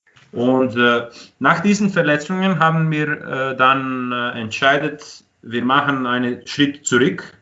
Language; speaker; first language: German; non-native, fluent; Croatian